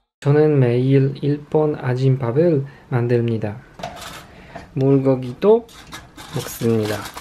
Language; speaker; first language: Korean; non-native, learner; Polish